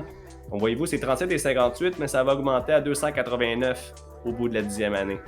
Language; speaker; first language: French; native; French